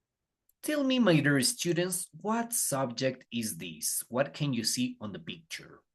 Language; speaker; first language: English; non-native, fluent; Spanish